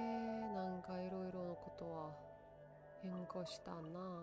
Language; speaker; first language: Japanese; non-native, learner; Russian